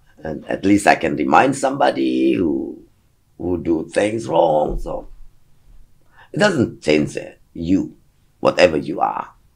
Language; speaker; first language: English; non-native, fluent; Indonesian